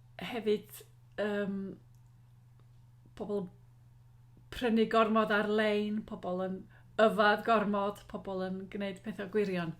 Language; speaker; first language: Welsh; native; Welsh